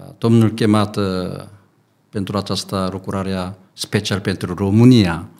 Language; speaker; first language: Romanian; non-native, learner; Korean